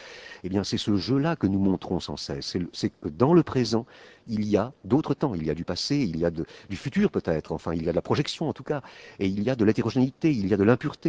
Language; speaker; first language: French; native; French